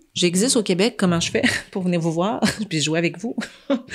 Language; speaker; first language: French; native; French